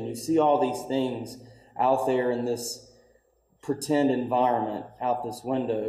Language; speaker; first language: English; native; English